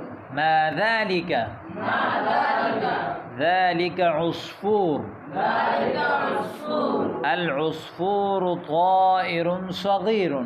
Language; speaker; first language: Arabic; non-native, fluent; Urdu